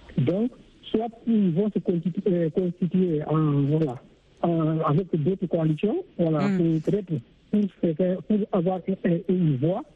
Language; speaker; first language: French; non-native, local second language; Fula